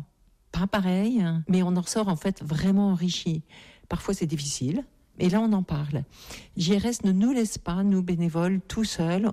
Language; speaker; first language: French; native; French